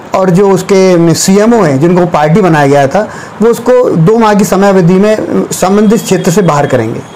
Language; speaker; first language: Hindi; native; Hindi